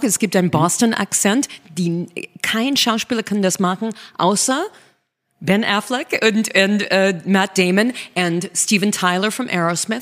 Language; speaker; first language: German; non-native, fluent; English